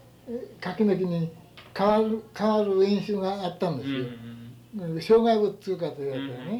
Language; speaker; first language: Japanese; native; Japanese